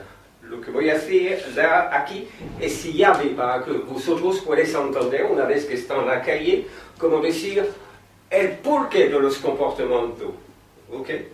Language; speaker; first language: Spanish; non-native, fluent; French